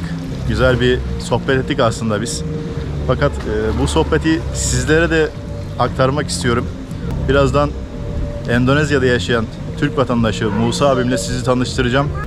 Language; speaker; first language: Turkish; native; Turkish